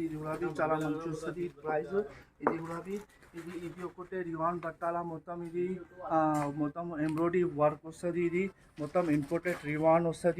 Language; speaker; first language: Telugu; non-native, local second language; Hindi